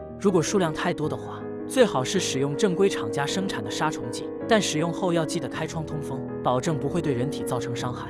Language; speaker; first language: Chinese; native; Chinese